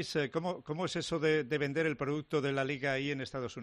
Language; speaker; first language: Spanish; native; Spanish